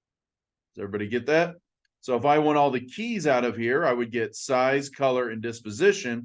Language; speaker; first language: English; native; English